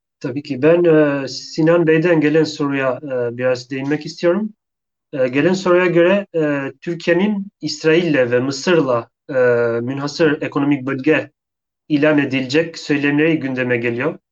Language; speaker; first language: Turkish; non-native, fluent; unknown